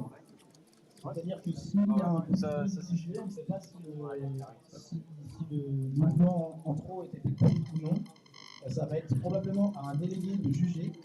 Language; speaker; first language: French; native; French